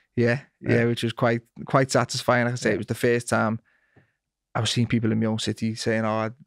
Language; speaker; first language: English; native; English